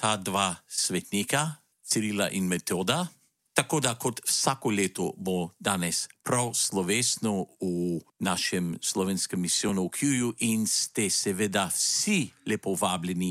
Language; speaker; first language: Slovenian; native; Slovenian